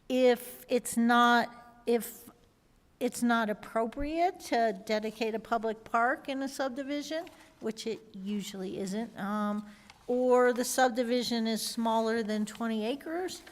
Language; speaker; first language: English; native; English